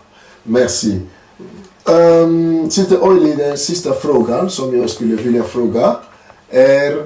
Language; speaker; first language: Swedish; non-native, learner; French